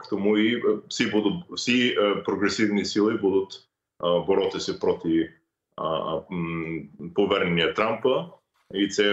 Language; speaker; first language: Ukrainian; non-native, fluent; English